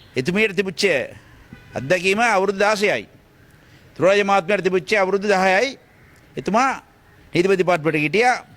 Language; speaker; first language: Sinhala; non-native, local second language; Tamil